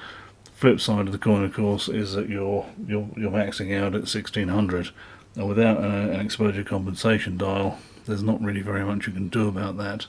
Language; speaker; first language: English; native; English